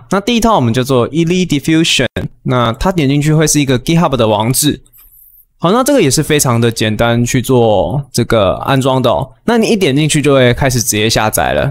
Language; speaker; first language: Chinese; native; Chinese